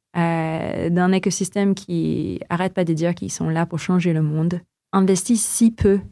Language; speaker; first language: French; non-native, fluent; Filipino